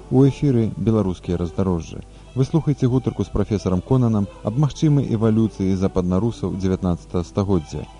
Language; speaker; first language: Belarusian; native; Belarusian